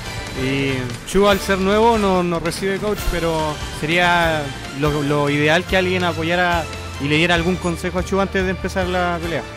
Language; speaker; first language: Spanish; native; Spanish